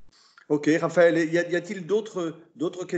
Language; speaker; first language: French; native; French